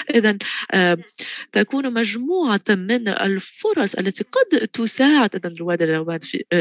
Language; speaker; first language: Arabic; non-native, fluent; Tigrinya